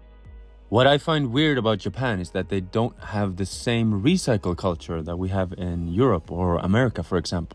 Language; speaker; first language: English; non-native, fluent; Swedish